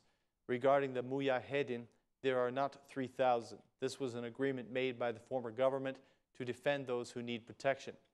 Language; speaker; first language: English; non-native, fluent; Albanian